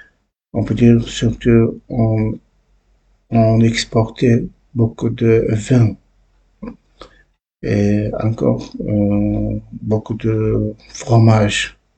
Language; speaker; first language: French; non-native, learner; Uzbek